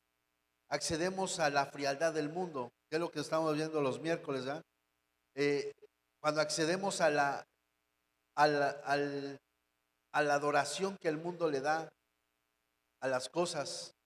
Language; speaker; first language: Spanish; native; Spanish